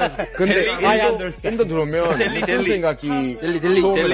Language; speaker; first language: Korean; non-native, learner; Hindi